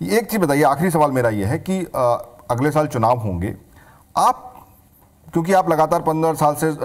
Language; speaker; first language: Hindi; native; Hindi